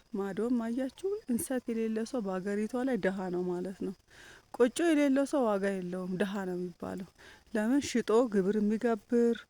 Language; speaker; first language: Amharic; non-native, local second language; Oromo